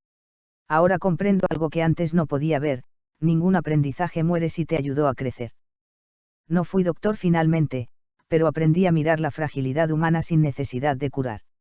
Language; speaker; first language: Spanish; native; Spanish